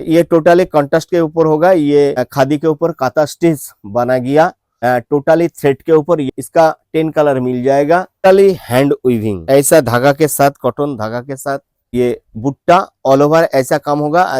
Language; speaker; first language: Hindi; non-native, local second language; Bangla